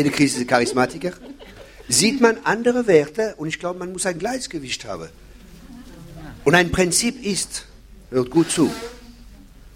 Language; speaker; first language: German; non-native, fluent; French